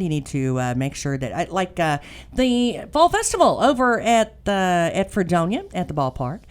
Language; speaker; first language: English; native; English